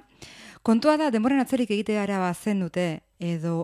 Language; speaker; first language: Basque; native; Basque